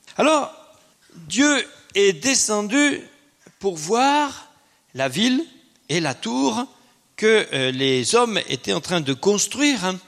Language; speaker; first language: French; native; French